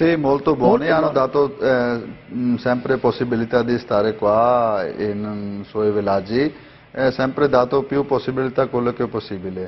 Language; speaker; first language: Italian; non-native, learner; Punjabi